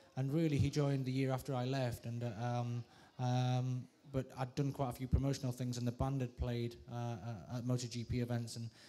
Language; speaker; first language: English; native; English